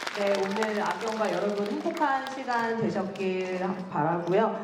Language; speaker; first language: Korean; native; Korean